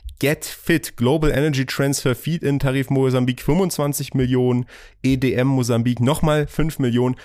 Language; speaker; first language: German; early bilingual, other home language; Persian